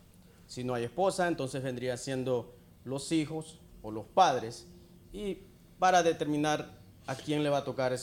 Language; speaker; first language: Spanish; native; Spanish